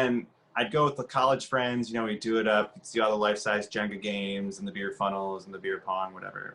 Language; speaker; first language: English; native; English